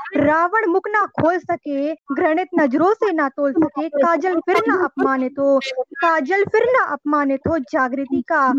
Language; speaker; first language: Hindi; native; Hindi